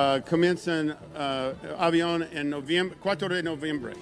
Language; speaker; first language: Spanish; non-native, learner; English